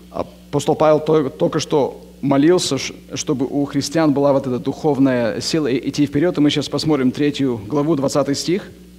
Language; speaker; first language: Russian; native; Russian